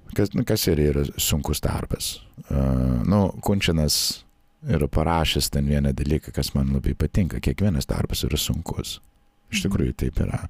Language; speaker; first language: Lithuanian; non-native, fluent; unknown